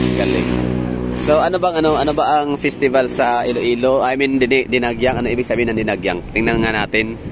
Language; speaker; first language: Filipino; non-native, local second language; Cebuano